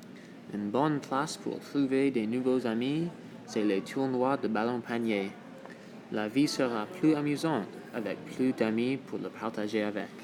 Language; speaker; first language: French; non-native, local second language; English